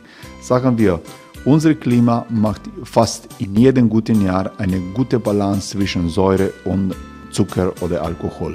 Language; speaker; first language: German; non-native, learner; Croatian